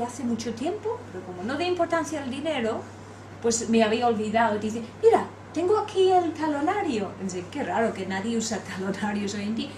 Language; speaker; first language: Spanish; non-native, fluent; English